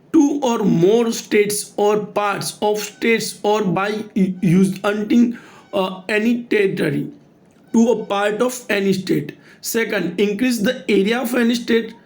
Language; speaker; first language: English; non-native, local second language; Gujarati